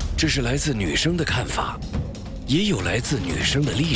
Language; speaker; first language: Chinese; native; Chinese